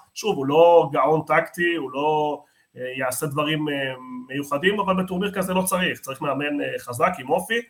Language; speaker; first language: Hebrew; non-native, fluent; Spanish